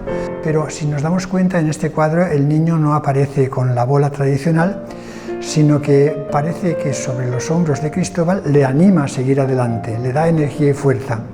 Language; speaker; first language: Spanish; native; Spanish